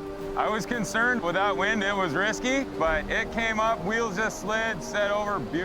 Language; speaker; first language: English; native; English